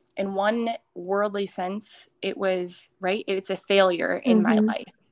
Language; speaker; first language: English; early bilingual, other home language; Hindi